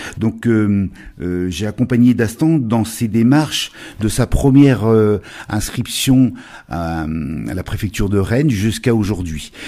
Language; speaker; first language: French; native; French